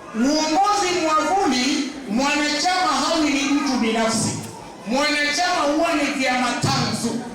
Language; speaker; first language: Swahili; native; Swahili